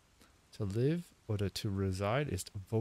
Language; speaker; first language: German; non-native, learner; English